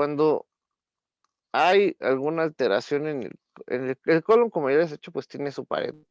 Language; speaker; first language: Spanish; native; Spanish